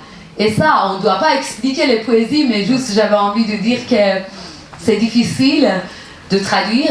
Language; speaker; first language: French; non-native, learner; Persian